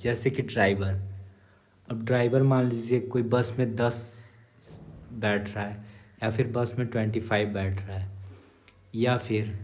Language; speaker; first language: Hindi; native; Hindi